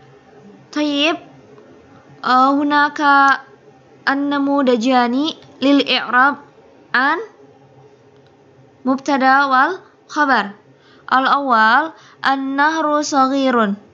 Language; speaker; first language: Arabic; non-native, fluent; Indonesian